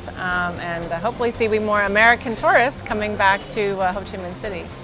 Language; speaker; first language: English; native; English